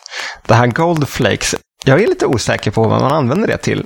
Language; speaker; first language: Swedish; native; Swedish